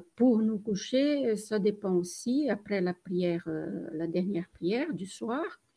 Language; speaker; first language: French; non-native, fluent; Portuguese